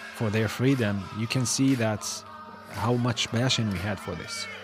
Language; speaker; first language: English; non-native, fluent; Arabic